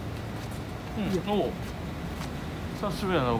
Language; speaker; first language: Japanese; native; Japanese